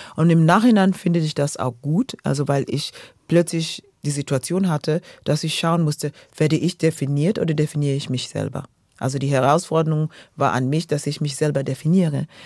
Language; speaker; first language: German; non-native, fluent; Luo (Kenya and Tanzania)